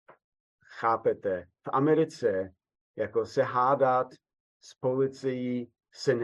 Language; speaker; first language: Czech; non-native, fluent; English